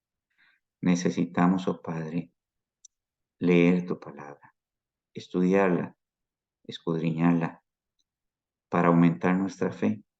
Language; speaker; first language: Spanish; native; Spanish